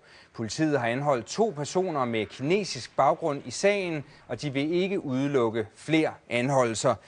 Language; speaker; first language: Danish; native; Danish